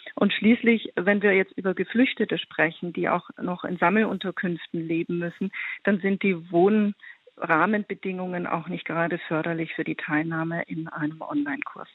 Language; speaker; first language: German; native; German